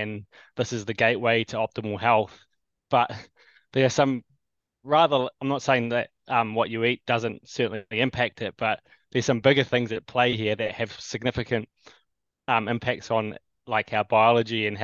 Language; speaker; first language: English; native; English